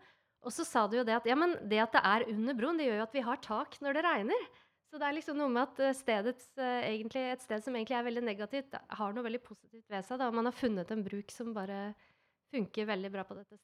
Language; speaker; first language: Norwegian; native; Norwegian